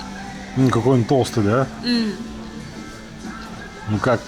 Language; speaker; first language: Russian; native; Russian